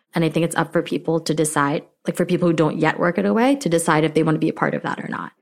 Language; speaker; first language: English; early bilingual, other home language; Filipino